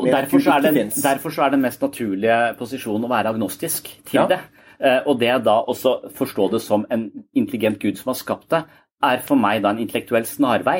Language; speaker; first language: Norwegian; native; Norwegian